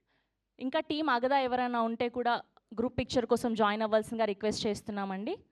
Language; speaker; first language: Telugu; native; Telugu